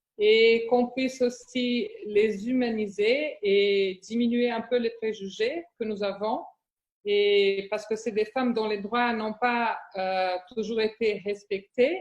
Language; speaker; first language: French; non-native, fluent; Portuguese